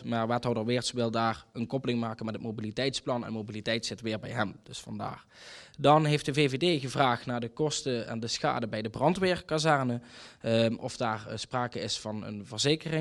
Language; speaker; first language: Dutch; native; Dutch